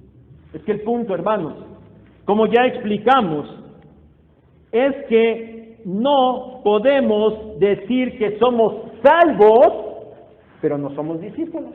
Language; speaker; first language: Spanish; native; Spanish